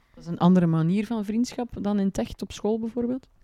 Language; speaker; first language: Dutch; native; Dutch